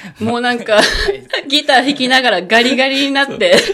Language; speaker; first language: Japanese; native; Japanese